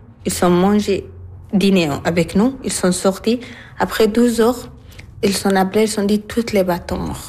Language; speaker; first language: French; non-native, learner; Arabic